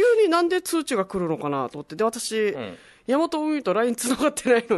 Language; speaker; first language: Japanese; native; Japanese